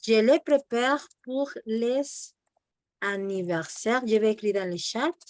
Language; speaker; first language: French; non-native, fluent; Spanish